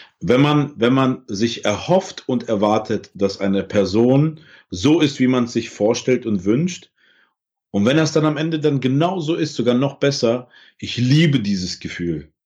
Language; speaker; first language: German; early bilingual, other home language; Russian